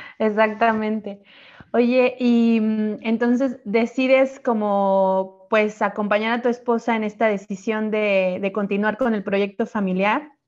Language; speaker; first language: Spanish; native; Spanish